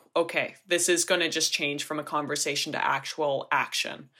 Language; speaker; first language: English; native; English